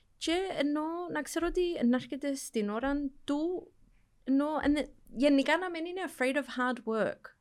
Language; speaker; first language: Greek; early bilingual, heritage; Greek